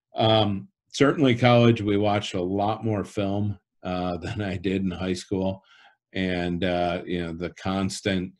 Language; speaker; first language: English; native; English